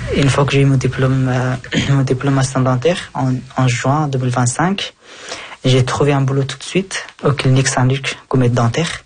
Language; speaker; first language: French; early bilingual, other home language; Persian